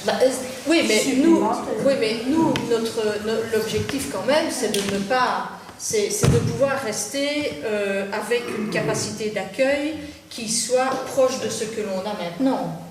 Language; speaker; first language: French; native; French